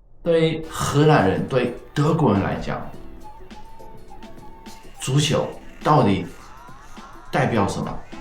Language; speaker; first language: Chinese; non-native, fluent; Dutch